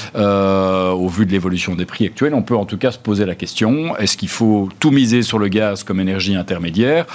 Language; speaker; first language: French; native; French